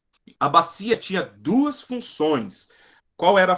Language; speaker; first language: Portuguese; native; Portuguese